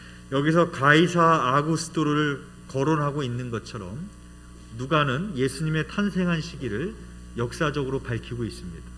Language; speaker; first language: Korean; native; Korean